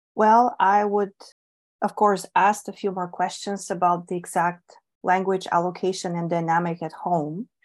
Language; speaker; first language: English; non-native, fluent; Bulgarian